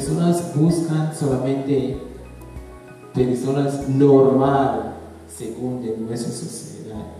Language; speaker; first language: Spanish; non-native, learner; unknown